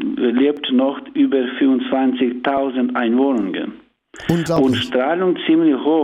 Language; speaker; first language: German; non-native, learner; Ukrainian